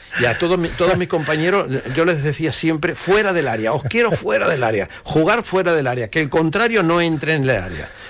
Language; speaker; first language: Spanish; native; Spanish